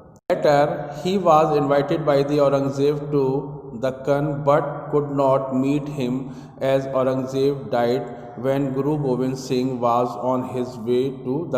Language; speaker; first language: English; non-native, local second language; Hindi